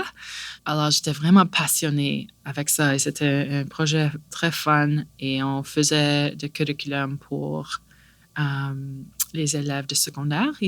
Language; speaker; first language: French; non-native, local second language; English